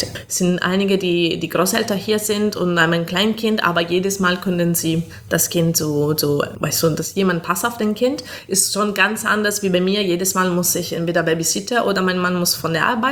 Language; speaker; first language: German; non-native, fluent; Italian